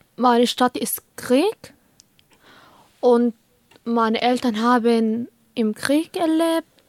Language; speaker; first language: German; early bilingual, other home language; Kurdish